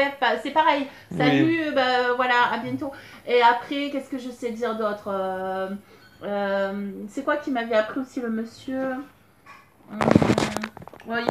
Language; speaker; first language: French; native; French